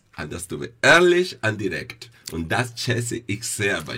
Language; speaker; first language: German; non-native, fluent; Spanish